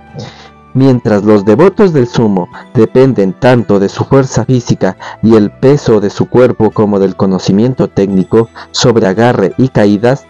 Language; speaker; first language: Spanish; native; Spanish